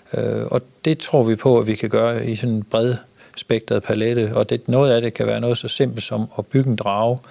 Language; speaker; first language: Danish; native; Danish